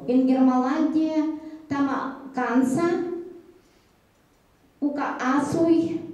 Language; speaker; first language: Finnish; early bilingual, heritage; Finnish